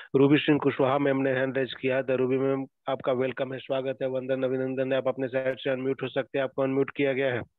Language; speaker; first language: Hindi; native; Hindi